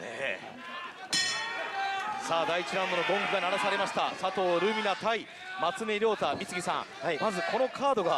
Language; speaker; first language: Japanese; native; Japanese